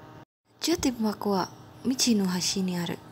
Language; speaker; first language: Japanese; non-native, learner; Indonesian